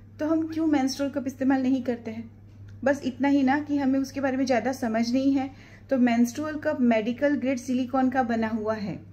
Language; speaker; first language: Hindi; non-native, local second language; Gujarati